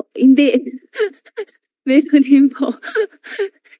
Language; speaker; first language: Filipino; non-native, learner; Chinese